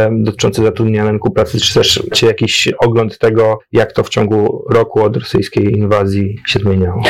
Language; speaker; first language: Polish; native; Polish